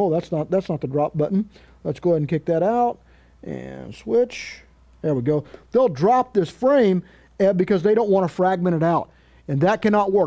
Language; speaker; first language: English; native; English